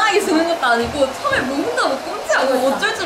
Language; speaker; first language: Korean; native; Korean